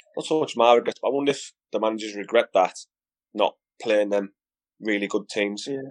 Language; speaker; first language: English; native; English